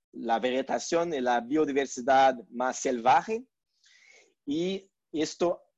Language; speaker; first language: Spanish; non-native, learner; Portuguese